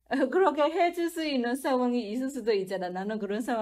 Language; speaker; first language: Korean; non-native, learner; Burmese